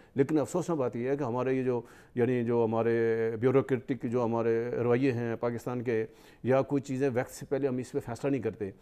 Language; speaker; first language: Urdu; non-native, local second language; Pahari-Potwari